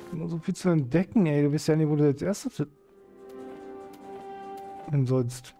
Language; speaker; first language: German; native; German